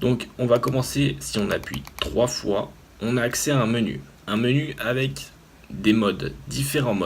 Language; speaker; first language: French; native; French